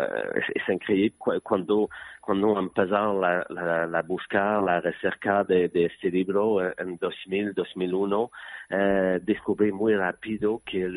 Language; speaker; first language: Spanish; non-native, learner; French